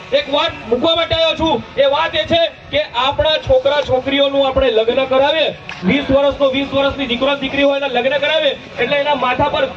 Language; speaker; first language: Gujarati; non-native, local second language; Bhili